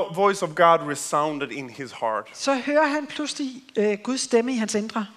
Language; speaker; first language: English; non-native, fluent; Swedish